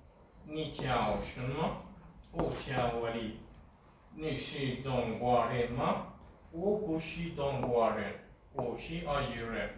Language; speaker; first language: Chinese; non-native, learner; English